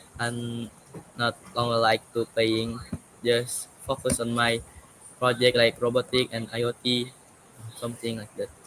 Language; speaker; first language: English; non-native, learner; Indonesian